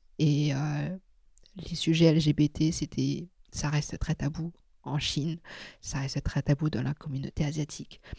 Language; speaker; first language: French; non-native, local second language; Min Nan Chinese